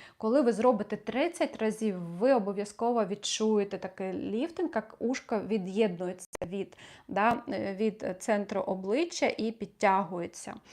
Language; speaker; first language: Ukrainian; non-native, local second language; Russian